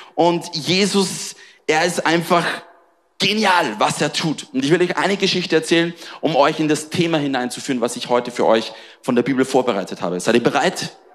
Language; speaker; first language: German; native; German